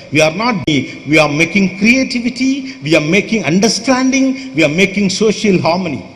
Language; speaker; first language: English; non-native, local second language; Tamil